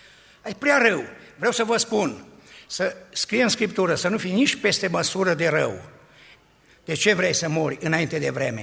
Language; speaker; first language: Romanian; native; Romanian